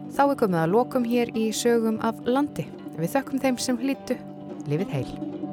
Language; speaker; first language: Icelandic; non-native, fluent; German